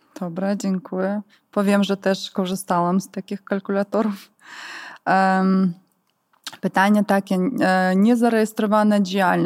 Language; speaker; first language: Polish; non-native, fluent; Ukrainian